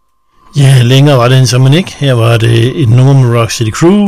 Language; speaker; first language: Danish; native; Danish